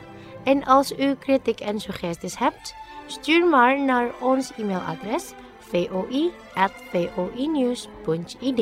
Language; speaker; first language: Dutch; non-native, local second language; Indonesian